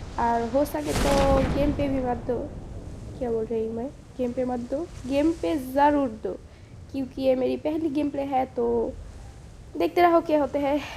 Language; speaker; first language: Hindi; non-native, fluent; Bangla